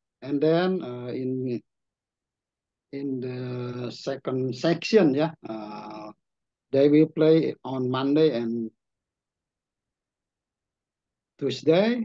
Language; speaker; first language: English; non-native, learner; Indonesian